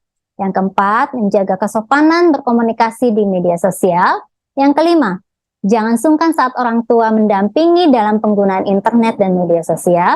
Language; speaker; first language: Indonesian; native; Indonesian